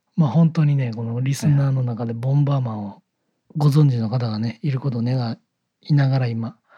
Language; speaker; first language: Japanese; native; Japanese